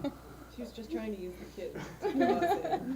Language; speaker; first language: English; native; English